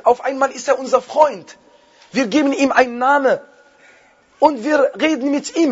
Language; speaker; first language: German; non-native, fluent; Arabic